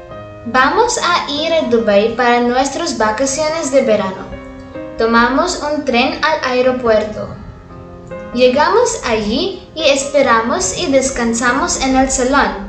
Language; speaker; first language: Spanish; non-native, learner; Hindi